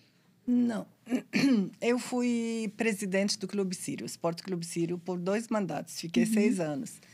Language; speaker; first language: Portuguese; non-native, fluent; Arabic